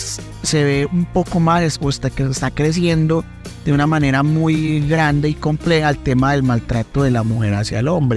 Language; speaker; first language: Spanish; native; Spanish